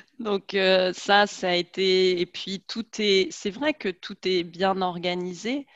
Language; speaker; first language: French; native; French